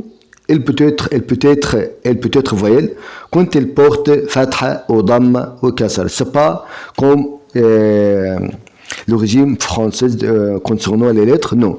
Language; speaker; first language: French; non-native, fluent; Arabic